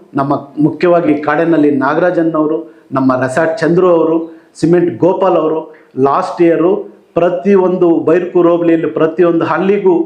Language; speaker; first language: Kannada; native; Kannada